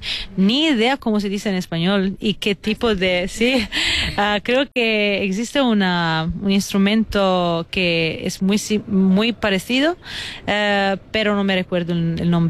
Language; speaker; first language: Spanish; non-native, fluent; Italian